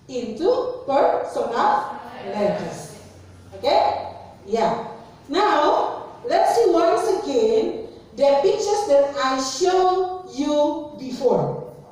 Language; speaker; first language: English; non-native, fluent; Indonesian